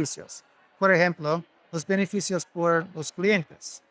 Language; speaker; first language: Spanish; non-native, learner; English